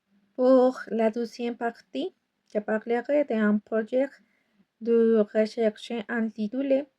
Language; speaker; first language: French; non-native, fluent; Spanish